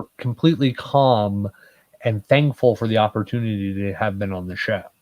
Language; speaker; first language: English; native; English